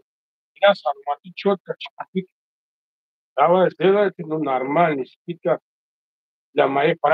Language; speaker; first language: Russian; non-native, fluent; Tajik